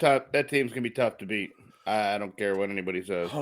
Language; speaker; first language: English; native; English